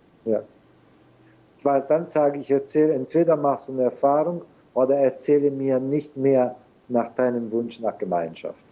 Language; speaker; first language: German; non-native, fluent; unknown